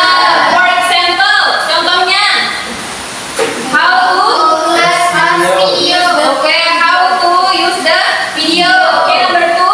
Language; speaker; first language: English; non-native, learner; Indonesian